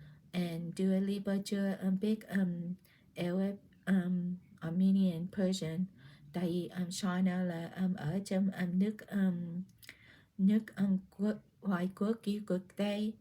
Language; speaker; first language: Vietnamese; early bilingual, heritage; Vietnamese